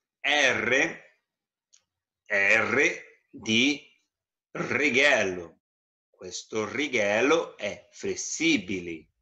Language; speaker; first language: Italian; non-native, fluent; Portuguese